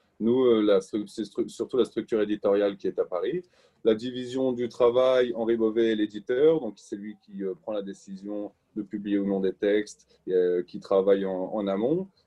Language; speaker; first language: French; native; French